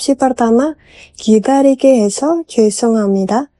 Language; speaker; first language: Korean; non-native, fluent; Indonesian